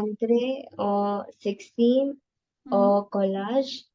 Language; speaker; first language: French; non-native, learner; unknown